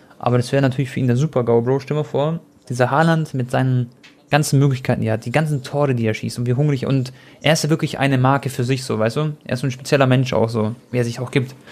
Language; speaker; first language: German; early bilingual, other home language; Croatian